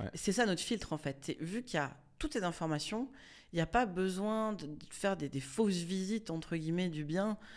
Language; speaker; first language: French; native; French